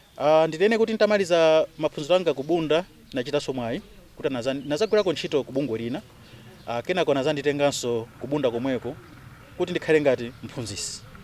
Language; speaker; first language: Nyanja; non-native, local second language; Tumbuka